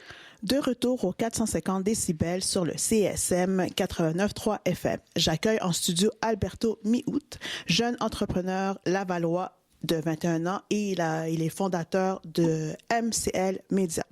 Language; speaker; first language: French; native; French